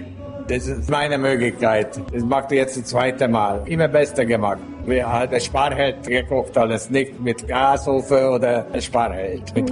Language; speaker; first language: German; non-native, local second language; Hungarian